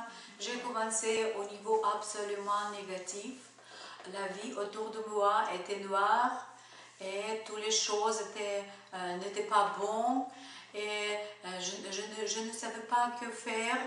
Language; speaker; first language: French; non-native, learner; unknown